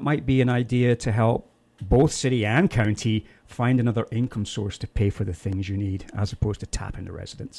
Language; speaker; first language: English; native; English